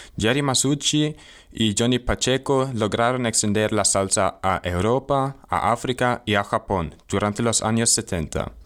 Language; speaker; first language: Spanish; non-native, learner; German